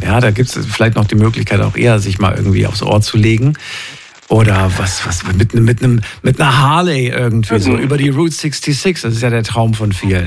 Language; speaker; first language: German; native; German